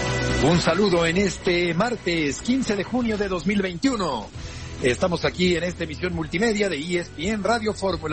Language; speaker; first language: Spanish; native; Spanish